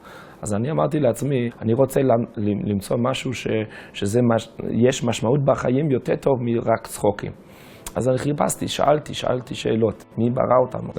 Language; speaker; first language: Hebrew; non-native, fluent; English